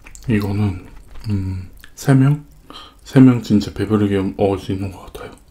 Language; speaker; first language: Korean; non-native, fluent; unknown